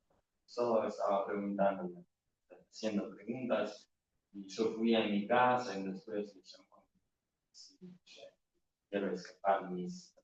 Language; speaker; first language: Spanish; non-native, learner; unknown